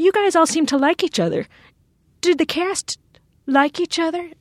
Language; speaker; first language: English; native; English